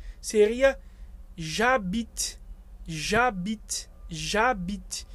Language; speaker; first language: French; non-native, fluent; Portuguese